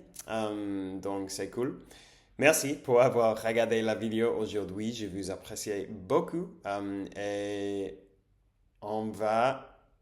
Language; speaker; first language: French; non-native, learner; English